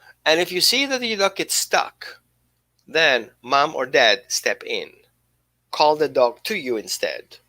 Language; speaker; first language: English; non-native, fluent; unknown